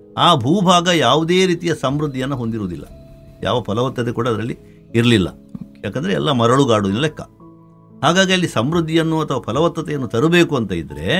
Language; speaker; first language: Kannada; non-native, local second language; Tulu